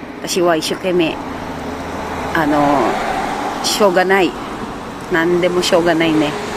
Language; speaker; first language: Japanese; non-native, learner; Filipino